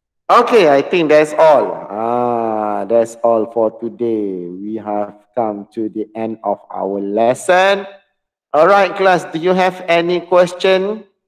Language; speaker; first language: English; non-native, local second language; Malay